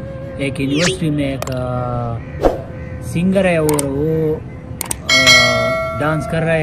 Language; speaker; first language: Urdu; non-native, local second language; Pashto